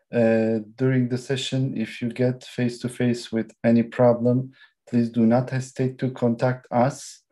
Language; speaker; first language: English; non-native, fluent; Turkish